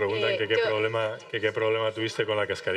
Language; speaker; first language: Spanish; native; Spanish